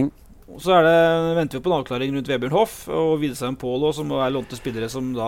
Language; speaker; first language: Norwegian; native; Norwegian